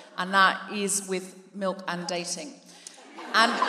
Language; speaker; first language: English; native; English